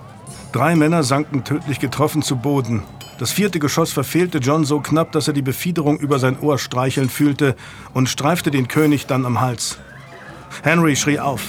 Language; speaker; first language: German; native; German